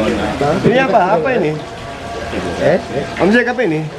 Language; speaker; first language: Indonesian; native; Indonesian